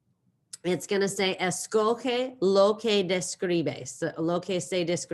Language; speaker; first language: Spanish; non-native, fluent; English